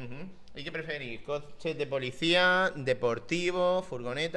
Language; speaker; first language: Spanish; native; Spanish